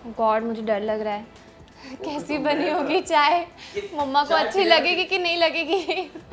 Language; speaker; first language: Hindi; early bilingual, heritage; Hindi